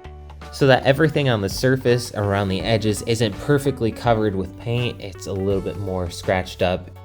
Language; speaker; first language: English; native; English